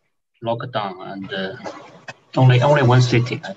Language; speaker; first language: English; non-native, fluent; Chinese